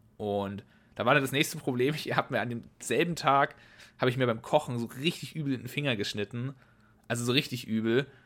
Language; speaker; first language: German; native; German